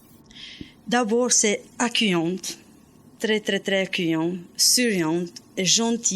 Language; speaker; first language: French; non-native, learner; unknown